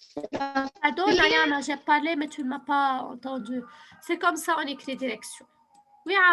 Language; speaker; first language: French; non-native, fluent; Arabic